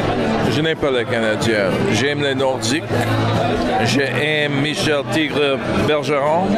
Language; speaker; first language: French; non-native, learner; English